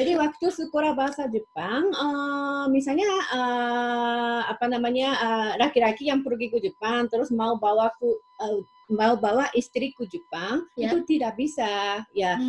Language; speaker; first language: Indonesian; non-native, fluent; Japanese